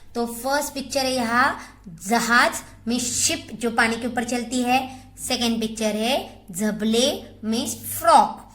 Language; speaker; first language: Hindi; non-native, local second language; Marathi